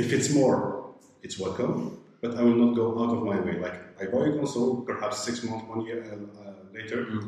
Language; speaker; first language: English; non-native, fluent; Arabic